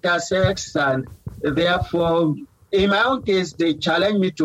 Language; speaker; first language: English; non-native, local second language; Yoruba